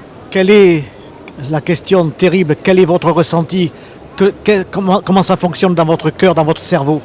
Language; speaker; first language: French; native; French